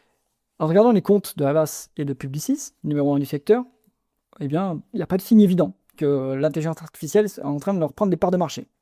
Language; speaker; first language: French; native; French